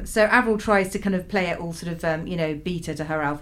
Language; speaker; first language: English; native; English